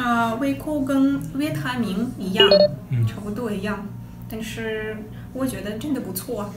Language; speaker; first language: Chinese; non-native, learner; Korean